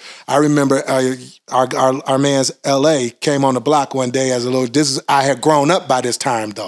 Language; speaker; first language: English; native; English